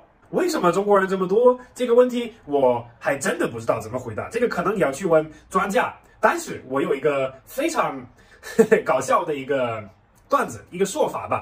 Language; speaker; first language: Chinese; non-native, fluent; German